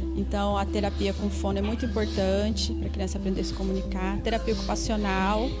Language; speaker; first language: Portuguese; native; Portuguese